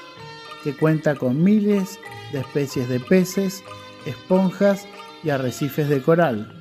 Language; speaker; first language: Spanish; non-native, fluent; Indonesian